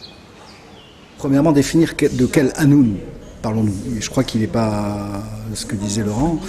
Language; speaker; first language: French; native; French